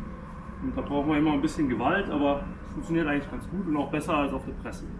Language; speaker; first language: German; native; German